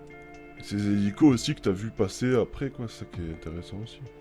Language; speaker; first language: French; native; French